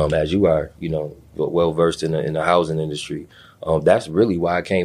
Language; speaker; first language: English; native; English